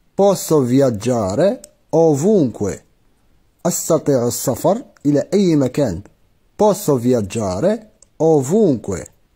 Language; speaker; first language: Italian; non-native, fluent; Arabic